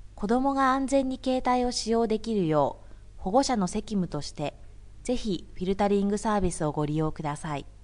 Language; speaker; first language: Japanese; native; Japanese